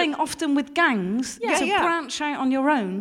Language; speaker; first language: English; native; English